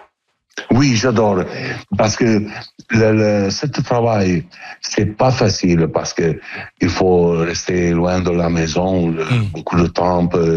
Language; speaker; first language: French; non-native, learner; Italian